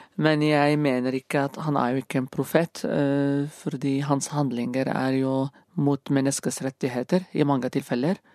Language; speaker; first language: Norwegian; non-native, fluent; Arabic